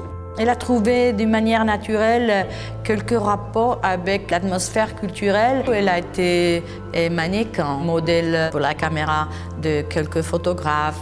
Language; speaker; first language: French; non-native, fluent; Spanish